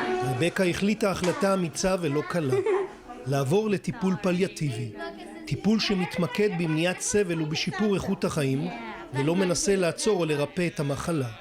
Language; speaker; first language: Hebrew; native; Hebrew